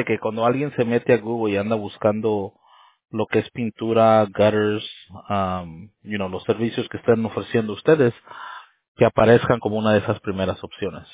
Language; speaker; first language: Spanish; native; Spanish